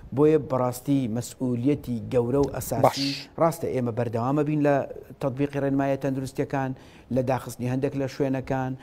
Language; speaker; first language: Central Kurdish; native; Central Kurdish